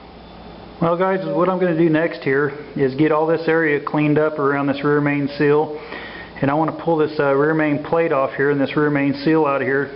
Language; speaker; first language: English; native; English